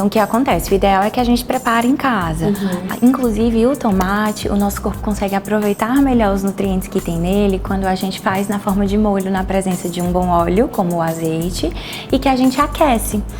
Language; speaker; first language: Portuguese; native; Portuguese